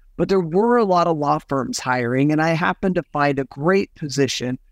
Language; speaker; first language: English; native; English